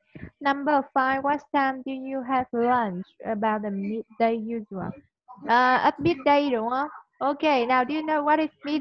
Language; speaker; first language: English; non-native, fluent; Vietnamese